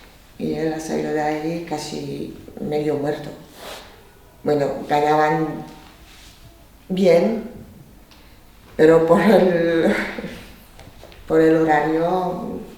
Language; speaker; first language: Spanish; non-native, fluent; Polish